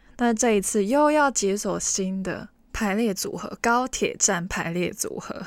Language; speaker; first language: Chinese; non-native, local second language; Cantonese